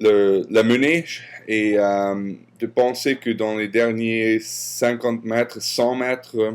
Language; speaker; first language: French; non-native, fluent; German